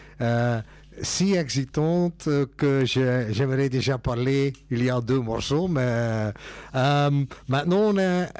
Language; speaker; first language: French; non-native, local second language; Dutch